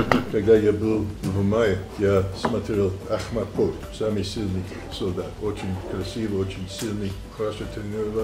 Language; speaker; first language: Russian; non-native, learner; English